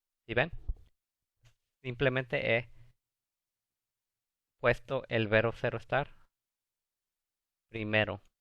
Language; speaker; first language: Spanish; early bilingual, heritage; Spanish